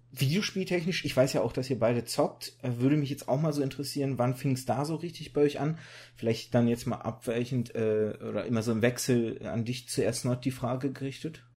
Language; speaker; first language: German; native; German